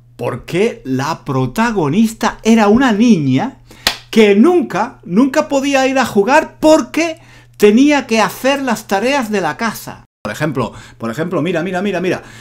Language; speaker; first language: Spanish; native; Spanish